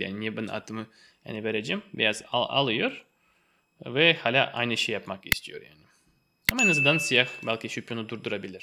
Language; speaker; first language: Turkish; non-native, fluent; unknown